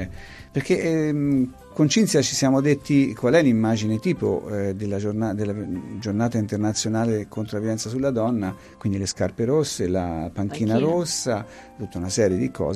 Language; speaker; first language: Italian; native; Italian